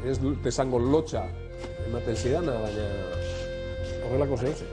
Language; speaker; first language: Basque; non-native, local second language; Spanish